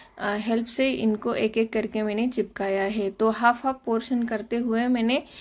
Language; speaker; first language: Hindi; non-native, local second language; Marathi